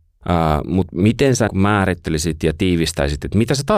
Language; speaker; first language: Finnish; native; Finnish